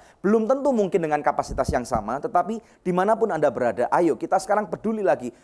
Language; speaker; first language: Indonesian; native; Indonesian